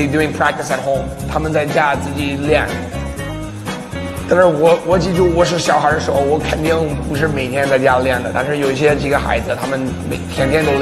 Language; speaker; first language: Chinese; early bilingual, other home language; English